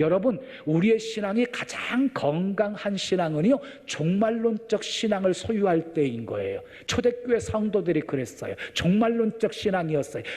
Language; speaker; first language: Korean; native; Korean